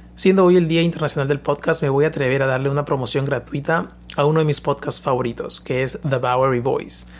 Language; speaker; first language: Spanish; native; Spanish